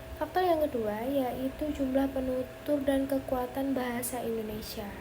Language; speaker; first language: Indonesian; native; Indonesian